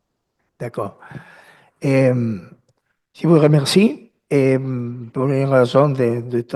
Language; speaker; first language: French; non-native, learner; Spanish